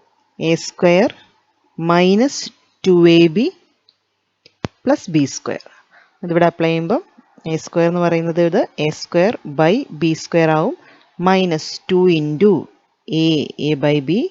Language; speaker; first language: Malayalam; native; Malayalam